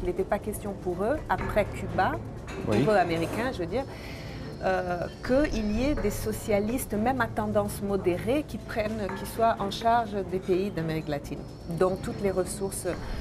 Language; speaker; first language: French; non-native, fluent; Portuguese